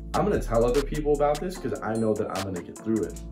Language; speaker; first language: English; native; English